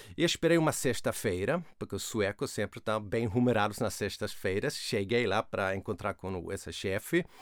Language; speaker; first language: Portuguese; non-native, fluent; Swedish